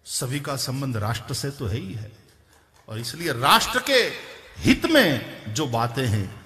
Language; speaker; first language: Hindi; non-native, local second language; Gujarati